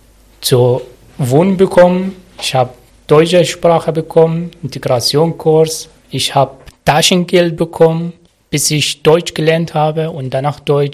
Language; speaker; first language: German; non-native, learner; Arabic